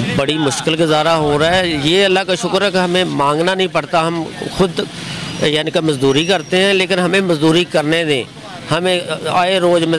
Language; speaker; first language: Urdu; non-native, local second language; Punjabi